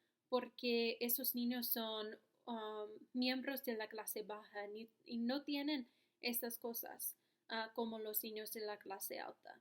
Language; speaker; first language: Spanish; non-native, learner; English